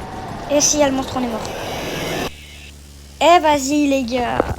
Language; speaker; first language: French; native; French